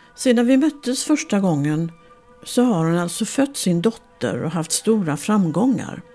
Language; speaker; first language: Swedish; native; Swedish